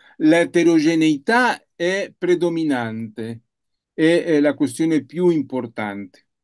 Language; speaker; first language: Italian; non-native, learner; Spanish